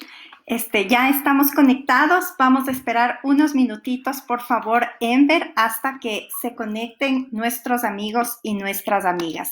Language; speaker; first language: Spanish; native; Spanish